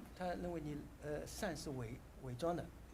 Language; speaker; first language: Chinese; native; Chinese